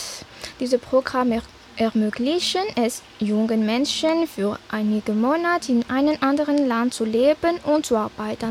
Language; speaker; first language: German; non-native, fluent; Malagasy